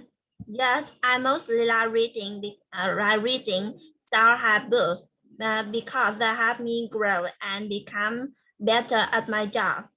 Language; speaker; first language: English; non-native, learner; Vietnamese